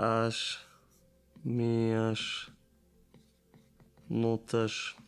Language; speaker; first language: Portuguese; non-native, learner; German